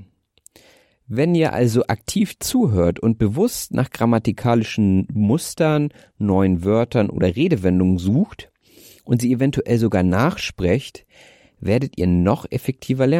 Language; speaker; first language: German; native; German